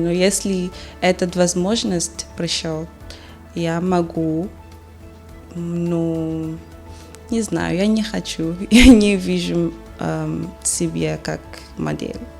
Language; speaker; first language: Russian; non-native, learner; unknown